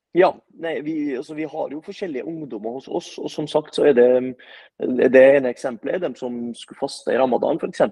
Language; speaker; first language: Norwegian; early bilingual, other home language; Arabic